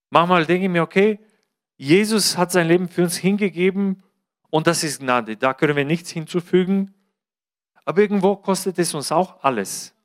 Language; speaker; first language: German; non-native, fluent; Bulgarian